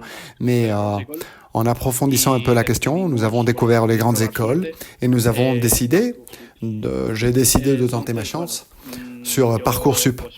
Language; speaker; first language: French; non-native, fluent; Spanish